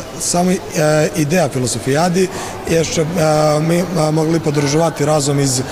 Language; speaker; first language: Ukrainian; non-native, fluent; Serbian